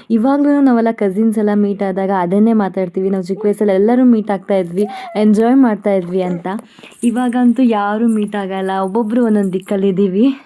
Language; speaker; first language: Kannada; non-native, local second language; Konkani